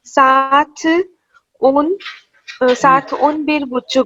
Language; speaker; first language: Turkish; non-native, learner; Urdu